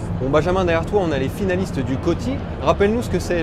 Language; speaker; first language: French; native; French